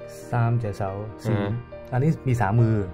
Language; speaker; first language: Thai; non-native, fluent; Cantonese